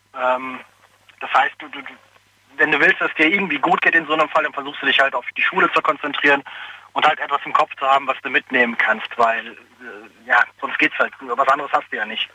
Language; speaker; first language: German; early bilingual, other home language; Persian